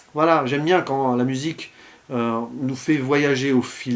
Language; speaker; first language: French; native; French